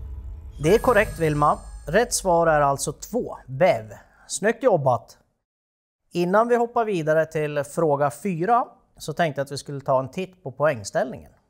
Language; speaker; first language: Swedish; native; Swedish